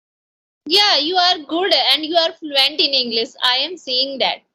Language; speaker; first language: English; non-native, local second language; Hindi